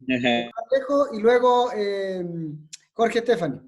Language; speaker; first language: Spanish; native; Spanish